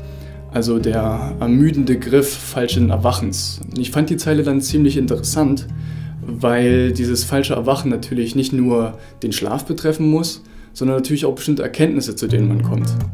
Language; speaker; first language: German; native; German